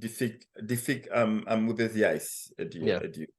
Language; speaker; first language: Welsh; non-native, fluent; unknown